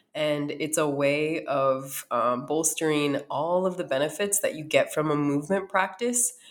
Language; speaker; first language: English; native; English